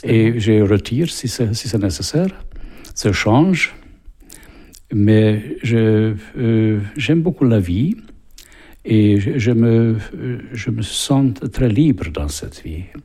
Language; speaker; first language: French; non-native, fluent; Hungarian